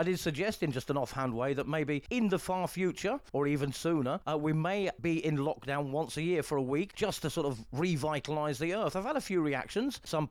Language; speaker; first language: English; native; English